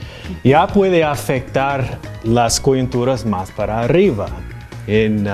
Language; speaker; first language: Spanish; non-native, fluent; English